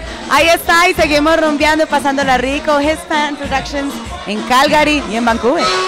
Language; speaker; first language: Spanish; native; Spanish